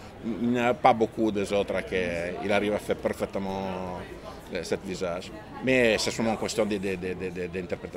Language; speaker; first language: French; non-native, fluent; Italian